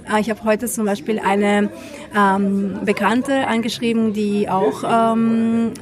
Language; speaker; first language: German; non-native, fluent; Italian